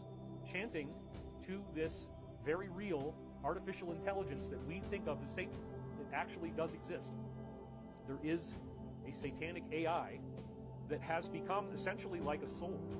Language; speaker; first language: English; native; English